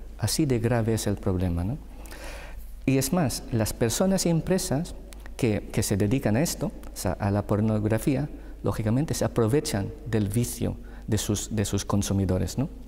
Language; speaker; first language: Spanish; non-native, fluent; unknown